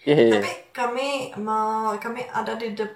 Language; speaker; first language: Indonesian; non-native, fluent; Czech